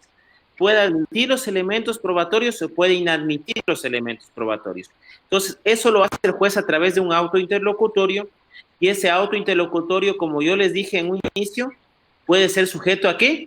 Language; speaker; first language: Spanish; native; Spanish